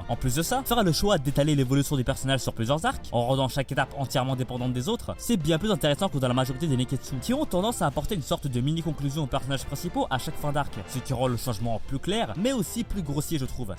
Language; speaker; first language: French; native; French